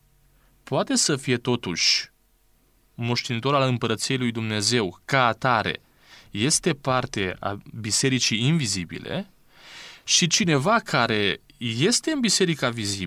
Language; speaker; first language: Romanian; native; Romanian